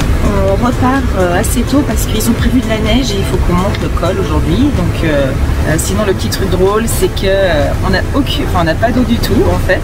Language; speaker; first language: French; native; French